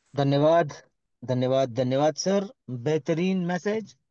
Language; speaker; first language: Hindi; non-native, local second language; Marathi